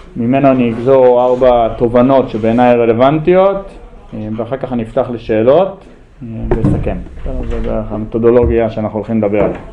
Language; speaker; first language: Hebrew; early bilingual, other home language; English